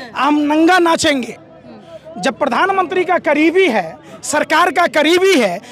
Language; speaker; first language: Hindi; native; Hindi